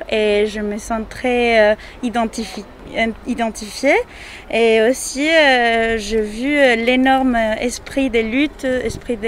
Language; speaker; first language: French; non-native, fluent; Spanish